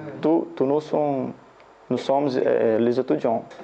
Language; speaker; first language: French; non-native, learner; Portuguese